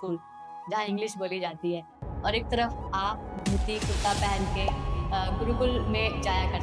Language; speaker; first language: Hindi; native; Hindi